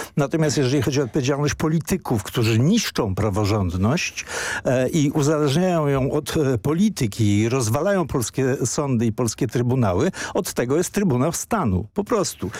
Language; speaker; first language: Polish; native; Polish